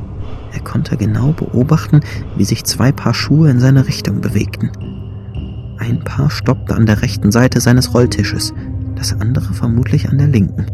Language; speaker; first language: German; native; German